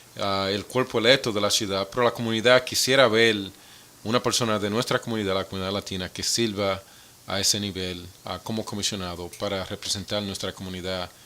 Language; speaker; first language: Spanish; early bilingual, other home language; English